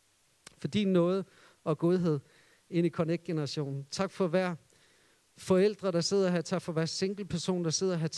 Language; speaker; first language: Danish; native; Danish